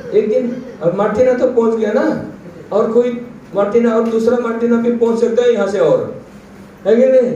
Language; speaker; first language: Hindi; non-native, local second language; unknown